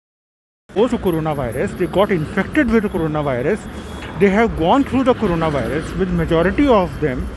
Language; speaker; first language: English; non-native, local second language; Hindi